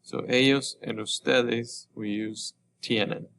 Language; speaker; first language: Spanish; non-native, fluent; English